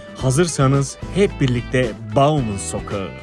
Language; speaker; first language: Turkish; native; Turkish